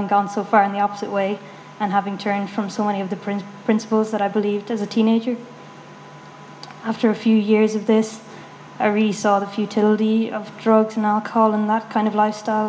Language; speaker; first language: English; native; English